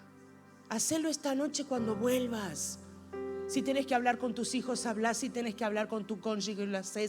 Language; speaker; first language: Spanish; native; Spanish